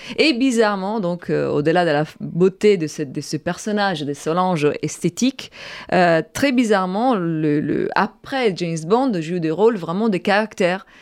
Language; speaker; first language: French; non-native, fluent; Italian